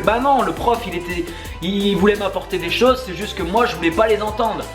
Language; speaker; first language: French; native; French